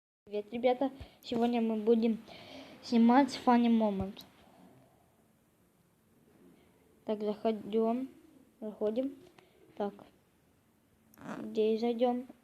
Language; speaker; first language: Russian; non-native, local second language; Ukrainian